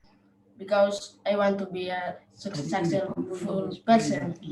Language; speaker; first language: English; non-native, learner; Indonesian